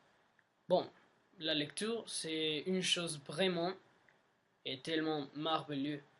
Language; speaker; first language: French; non-native, learner; Spanish